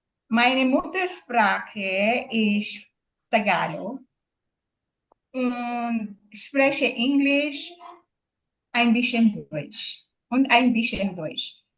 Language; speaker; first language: German; non-native, learner; Filipino